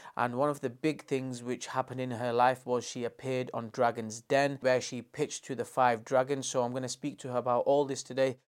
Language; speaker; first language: English; non-native, local second language; Urdu